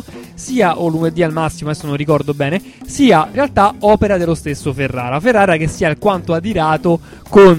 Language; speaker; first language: Italian; native; Italian